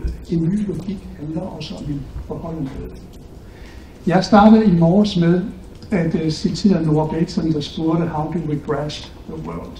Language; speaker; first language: Danish; native; Danish